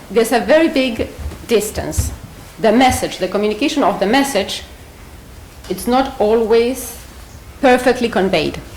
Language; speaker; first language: English; non-native, fluent; Spanish